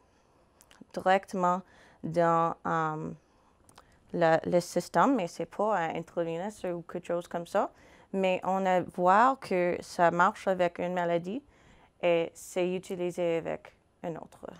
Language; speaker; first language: French; non-native, fluent; English